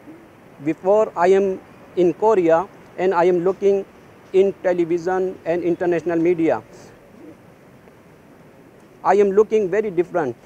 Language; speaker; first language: English; non-native, learner; Korean